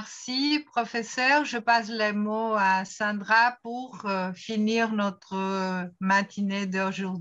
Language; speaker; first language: French; non-native, fluent; Portuguese